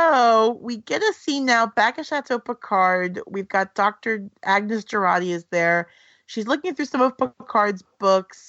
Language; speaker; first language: English; native; English